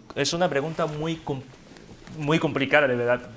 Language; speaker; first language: Spanish; non-native, learner; Wu Chinese